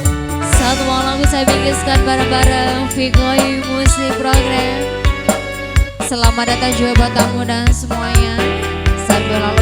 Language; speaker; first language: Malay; non-native, local second language; Madurese